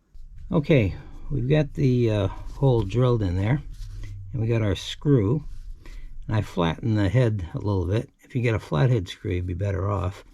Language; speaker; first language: English; native; English